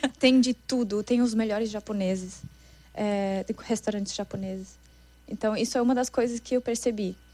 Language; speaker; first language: Portuguese; non-native, fluent; German